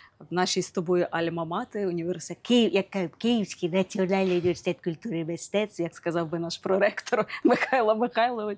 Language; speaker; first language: Ukrainian; native; Ukrainian